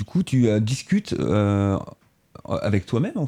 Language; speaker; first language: French; native; French